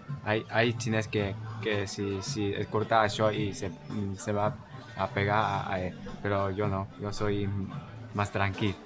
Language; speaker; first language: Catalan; non-native, learner; Chinese